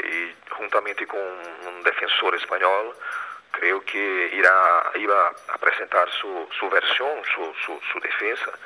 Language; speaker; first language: Spanish; non-native, fluent; Portuguese